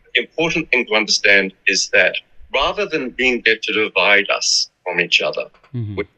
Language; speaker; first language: English; native; English